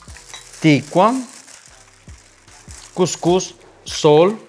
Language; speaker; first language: Russian; non-native, learner; Spanish